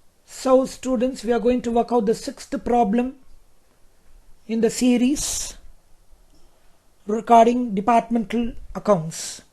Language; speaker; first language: English; non-native, local second language; Kannada